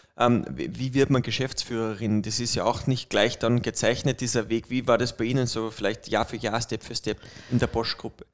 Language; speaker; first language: German; native; German